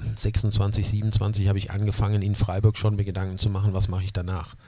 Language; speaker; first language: German; native; German